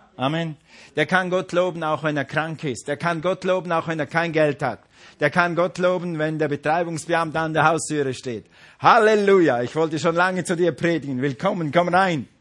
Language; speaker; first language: German; non-native, fluent; English